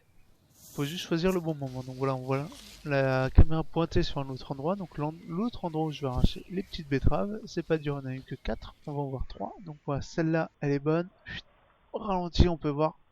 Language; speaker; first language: French; native; French